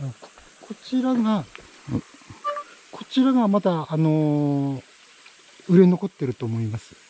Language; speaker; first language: Japanese; native; Japanese